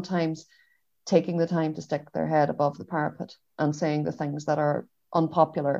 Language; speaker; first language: English; native; English